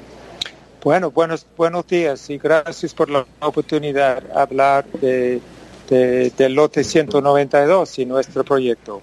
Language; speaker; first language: Spanish; non-native, fluent; English